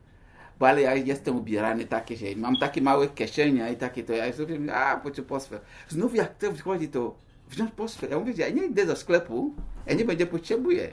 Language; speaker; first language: Polish; non-native, learner; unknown